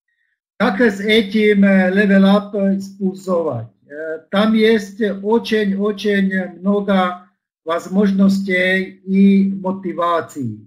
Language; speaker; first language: Polish; non-native, learner; Slovak